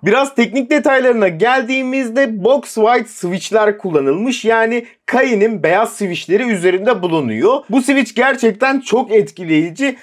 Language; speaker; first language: Turkish; native; Turkish